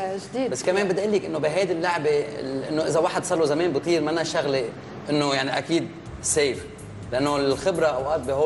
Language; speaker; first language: Arabic; native; Arabic